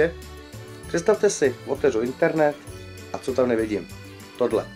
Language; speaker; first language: Czech; native; Czech